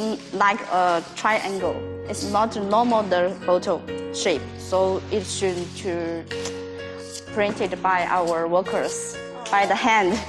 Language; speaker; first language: English; non-native, learner; Chinese